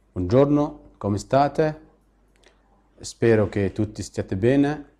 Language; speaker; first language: Italian; non-native, fluent; Arabic